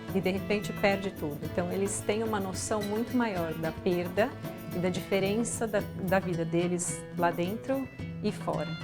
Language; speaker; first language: Portuguese; native; Portuguese